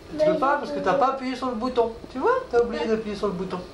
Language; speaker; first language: French; native; French